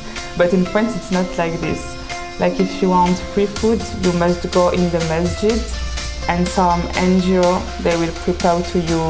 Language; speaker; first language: English; non-native, fluent; French